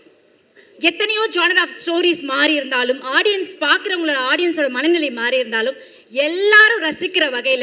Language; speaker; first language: Tamil; native; Tamil